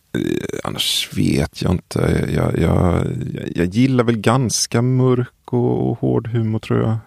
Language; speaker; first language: Swedish; native; Swedish